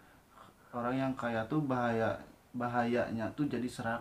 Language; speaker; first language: Indonesian; non-native, local second language; Sundanese